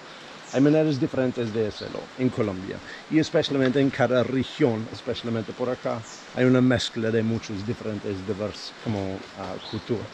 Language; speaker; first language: Spanish; non-native, fluent; English